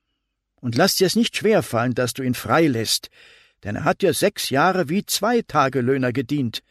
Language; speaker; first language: German; native; German